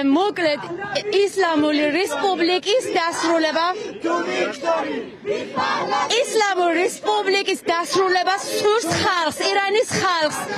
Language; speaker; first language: Georgian; non-native, fluent; Persian